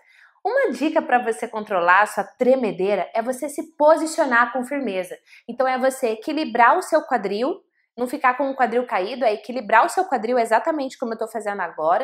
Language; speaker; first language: Portuguese; native; Portuguese